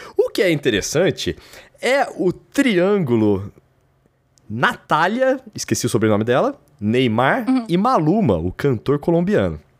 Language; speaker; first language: Portuguese; native; Portuguese